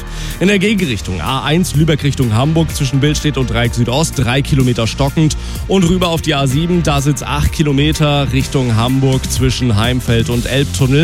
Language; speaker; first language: German; native; German